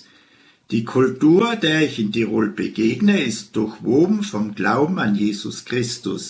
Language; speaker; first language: German; native; German